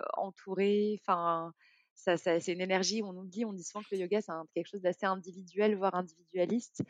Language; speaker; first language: French; native; French